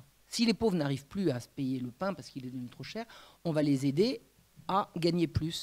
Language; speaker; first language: French; native; French